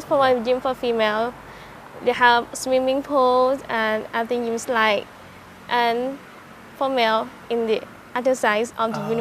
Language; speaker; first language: English; non-native, learner; Thai